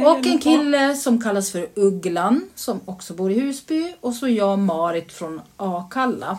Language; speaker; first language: Swedish; native; Swedish